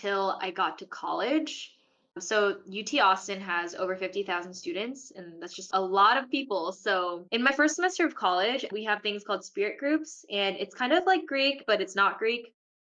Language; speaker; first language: English; early bilingual, other home language; Korean